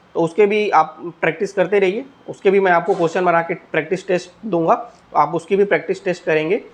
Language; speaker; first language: Hindi; native; Hindi